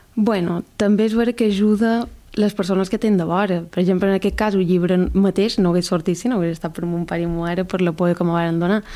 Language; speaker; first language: Catalan; native; Catalan